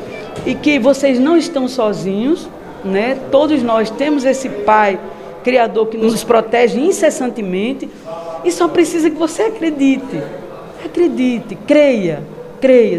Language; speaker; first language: Portuguese; native; Portuguese